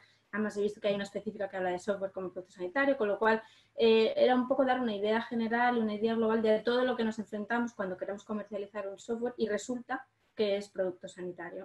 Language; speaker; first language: Spanish; native; Spanish